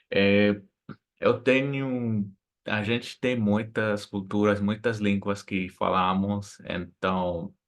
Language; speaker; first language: Portuguese; non-native, fluent; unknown